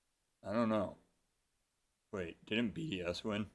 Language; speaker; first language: English; native; English